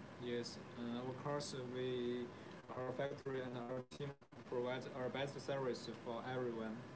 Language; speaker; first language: English; non-native, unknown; Chinese